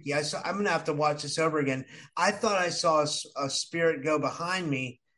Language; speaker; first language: English; early bilingual, other home language; Arabic